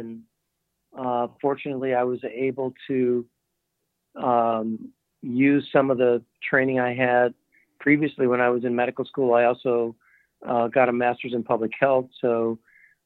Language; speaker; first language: English; native; English